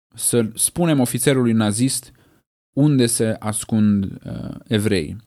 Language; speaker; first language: Romanian; native; Romanian